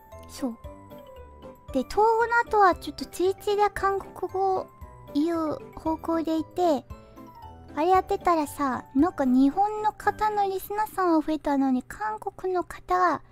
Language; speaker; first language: Japanese; non-native, fluent; Korean